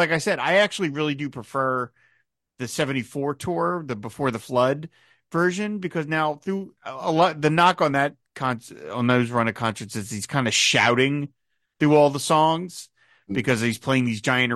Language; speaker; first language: English; native; English